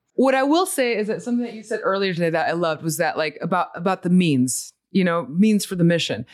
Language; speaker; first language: English; early bilingual, other home language; Spanish